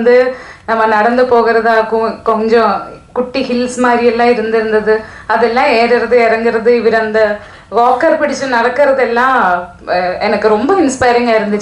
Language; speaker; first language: Tamil; non-native, fluent; Malayalam